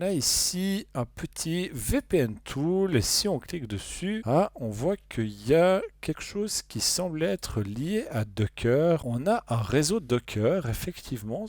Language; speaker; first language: French; native; French